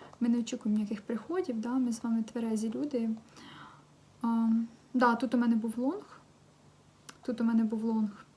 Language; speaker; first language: Ukrainian; non-native, local second language; Russian